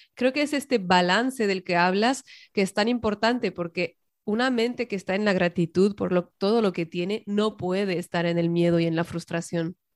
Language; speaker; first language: Spanish; native; Spanish